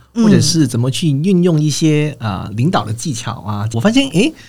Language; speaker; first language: Chinese; non-native, fluent; Cantonese